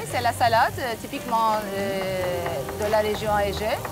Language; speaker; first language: French; non-native, fluent; Turkish